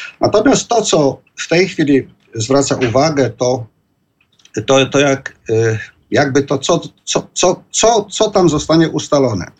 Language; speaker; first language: Polish; native; Polish